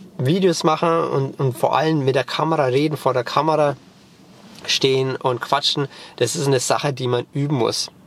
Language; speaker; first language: German; native; German